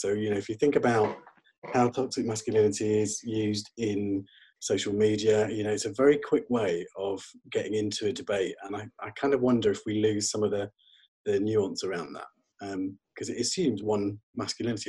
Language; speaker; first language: English; native; English